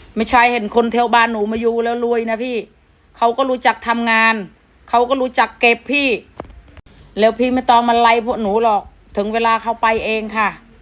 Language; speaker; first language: Thai; non-native, fluent; Khmer